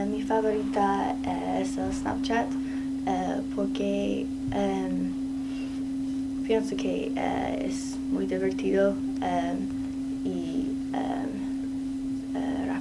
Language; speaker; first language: Spanish; non-native, learner; English